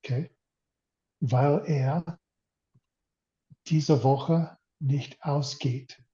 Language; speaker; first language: German; non-native, learner; English